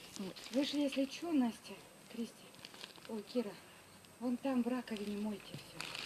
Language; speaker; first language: Russian; native; Russian